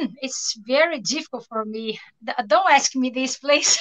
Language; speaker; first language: English; non-native, learner; Portuguese